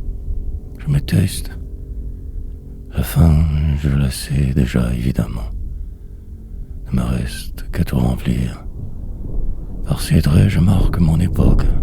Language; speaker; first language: French; native; French